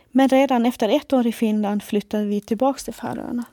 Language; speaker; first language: Swedish; non-native, fluent; Faroese